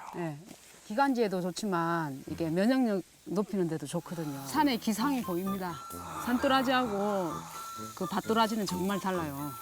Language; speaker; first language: Korean; native; Korean